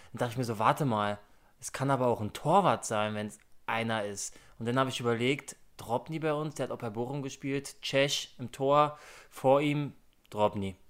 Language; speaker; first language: German; native; German